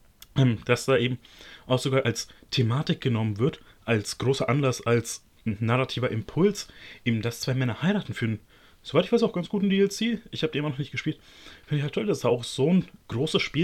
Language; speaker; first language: German; native; German